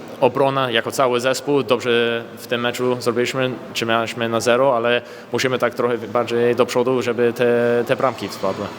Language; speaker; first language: Polish; early bilingual, heritage; English